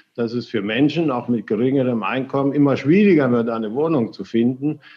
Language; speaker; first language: German; early bilingual, other home language; Spanish